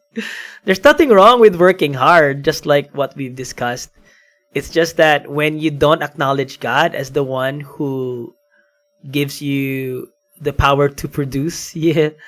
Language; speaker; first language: English; non-native, local second language; Filipino